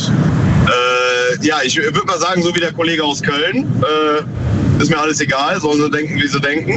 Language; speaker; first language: German; native; German